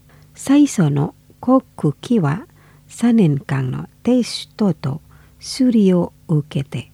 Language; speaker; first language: Japanese; non-native, fluent; Indonesian